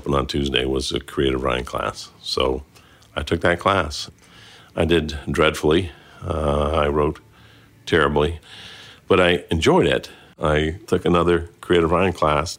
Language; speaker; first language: English; native; English